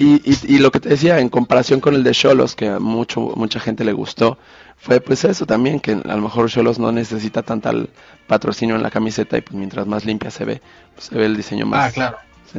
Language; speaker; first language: Spanish; native; Spanish